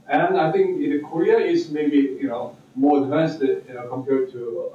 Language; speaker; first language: English; non-native, fluent; Korean